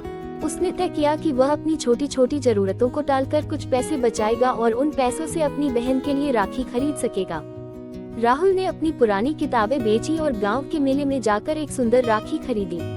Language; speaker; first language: Hindi; native; Hindi